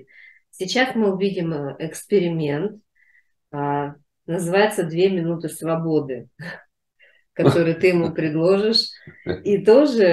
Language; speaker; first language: Russian; native; Russian